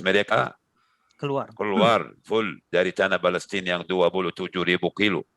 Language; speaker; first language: Indonesian; non-native, learner; Arabic